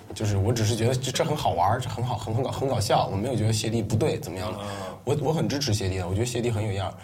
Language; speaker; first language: Chinese; non-native, local second language; Uyghur